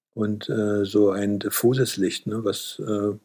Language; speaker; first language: German; native; German